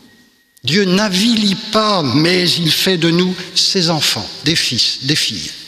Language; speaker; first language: French; native; French